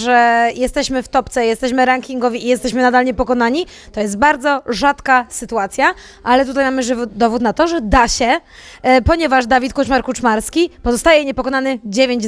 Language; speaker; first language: Polish; native; Polish